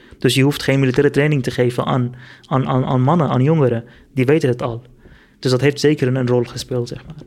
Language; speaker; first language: Dutch; non-native, fluent; Kurdish